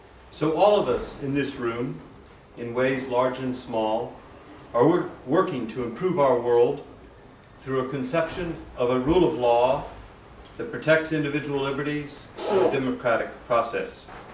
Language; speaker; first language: English; native; English